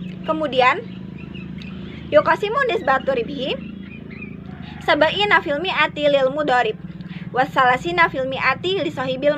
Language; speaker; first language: Arabic; non-native, learner; Indonesian